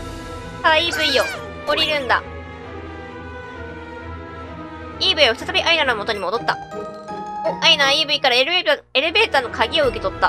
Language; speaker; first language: Japanese; native; Japanese